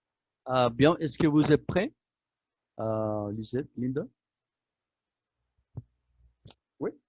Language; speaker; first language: French; non-native, fluent; Spanish